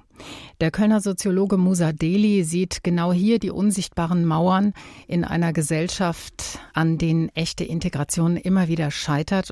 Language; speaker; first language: German; native; German